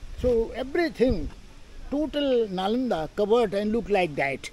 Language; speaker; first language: English; non-native, local second language; Hindi